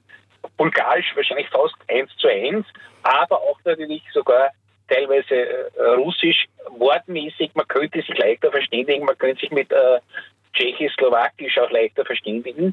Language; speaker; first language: German; native; German